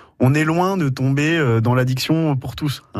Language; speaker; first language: French; native; French